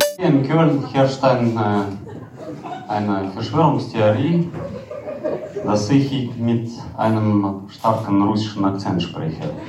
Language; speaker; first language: German; non-native, fluent; Russian